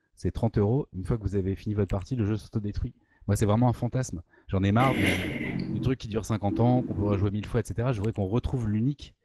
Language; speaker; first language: French; native; French